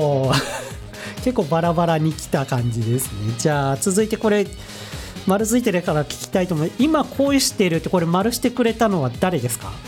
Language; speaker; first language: Japanese; native; Japanese